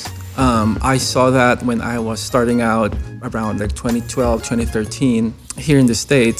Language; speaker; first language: English; non-native, local second language; Filipino